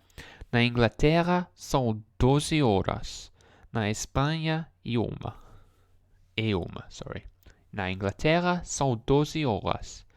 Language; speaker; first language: Portuguese; non-native, learner; English